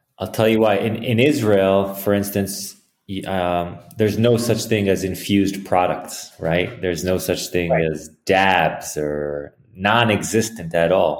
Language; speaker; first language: English; early bilingual, other home language; Hebrew